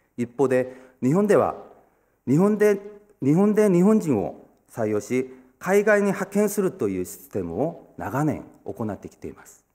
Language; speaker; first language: Japanese; non-native, fluent; Korean